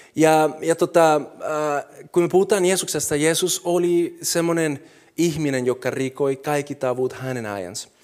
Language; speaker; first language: Finnish; non-native, fluent; Spanish